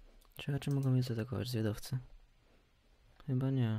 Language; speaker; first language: Polish; early bilingual, heritage; Polish